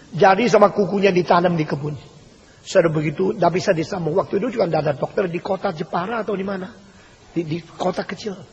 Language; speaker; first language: Indonesian; early bilingual, other home language; Min Nan Chinese